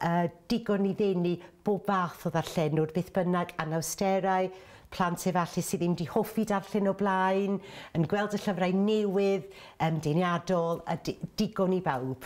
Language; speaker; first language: Welsh; native; Welsh